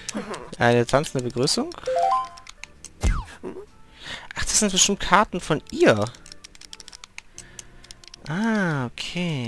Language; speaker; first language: German; native; German